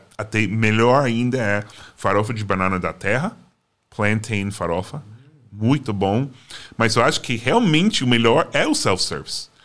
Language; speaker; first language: Portuguese; non-native, fluent; English